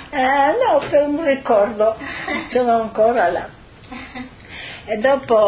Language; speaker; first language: Italian; non-native, local second language; Slovenian